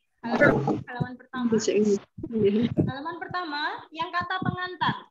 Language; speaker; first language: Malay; non-native, local second language; Javanese